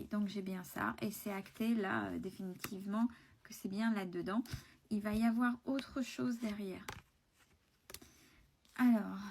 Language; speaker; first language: French; native; French